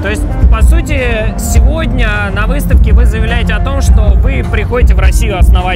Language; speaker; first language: Russian; native; Russian